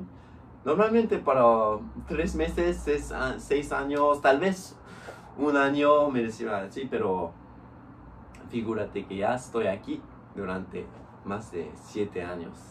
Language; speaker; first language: Spanish; non-native, fluent; English